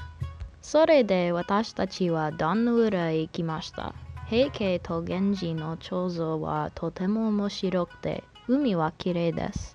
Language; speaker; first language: Japanese; non-native, learner; English